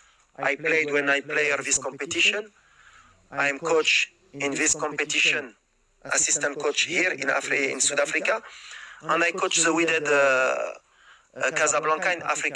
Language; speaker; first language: English; non-native, learner; French